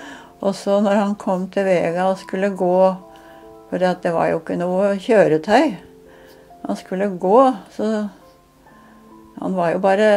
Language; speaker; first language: Norwegian; native; Norwegian